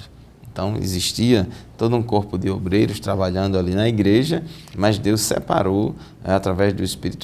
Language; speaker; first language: Portuguese; native; Portuguese